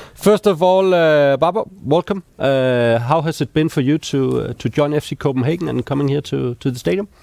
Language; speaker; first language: English; non-native, fluent; Danish